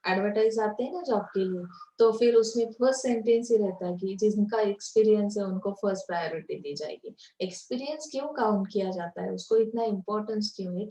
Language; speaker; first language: Hindi; non-native, local second language; Marathi